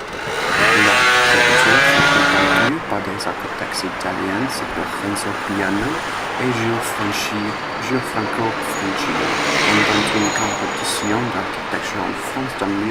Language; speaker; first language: French; non-native, learner; English